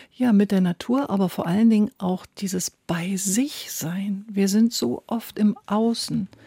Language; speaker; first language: German; native; German